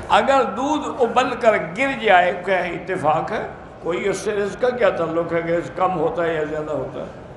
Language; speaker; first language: Urdu; early bilingual, heritage; Urdu